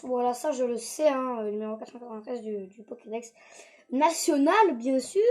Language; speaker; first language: French; native; French